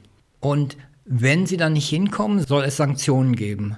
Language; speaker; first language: German; native; German